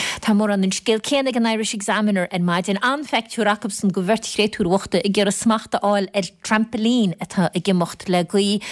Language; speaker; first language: Irish; native; Irish